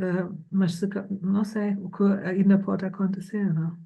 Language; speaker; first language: Portuguese; non-native, fluent; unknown